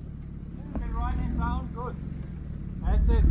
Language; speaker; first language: English; native; English